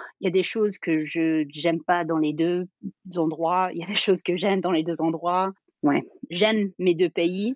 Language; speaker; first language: French; early bilingual, heritage; French